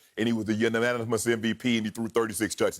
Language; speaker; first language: English; native; English